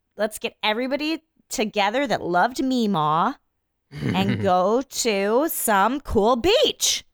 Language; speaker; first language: English; native; English